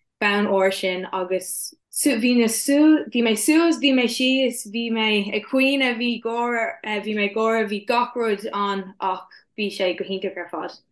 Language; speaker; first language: Irish; non-native, local second language; English